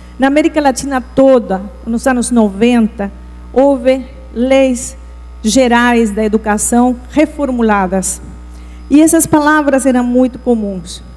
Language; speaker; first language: Portuguese; non-native, fluent; Spanish